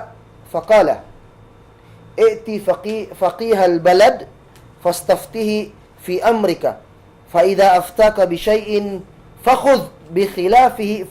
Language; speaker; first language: Arabic; non-native, fluent; Cebuano